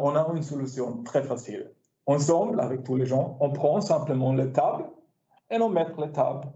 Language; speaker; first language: French; non-native, learner; Swedish